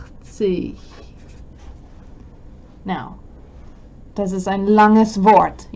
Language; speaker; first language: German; non-native, fluent; English